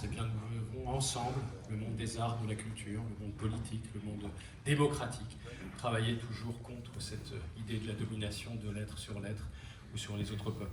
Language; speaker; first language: French; native; French